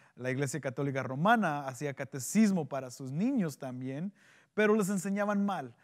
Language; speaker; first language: Spanish; early bilingual, heritage; Spanish